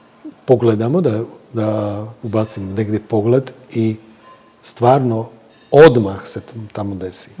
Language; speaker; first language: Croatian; non-native, fluent; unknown